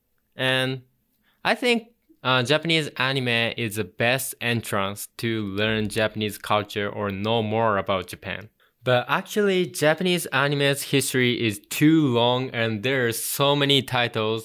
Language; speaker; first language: English; non-native, fluent; Japanese